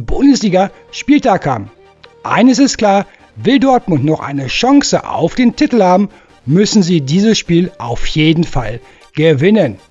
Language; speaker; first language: German; native; German